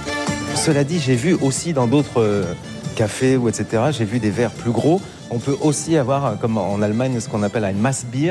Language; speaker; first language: French; native; French